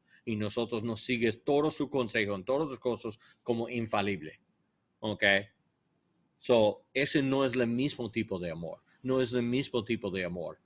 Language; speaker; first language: Spanish; non-native, learner; English